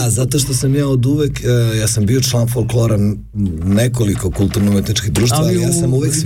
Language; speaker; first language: Serbian; native; Serbian